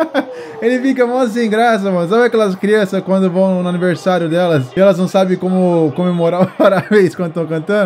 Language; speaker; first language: Portuguese; native; Portuguese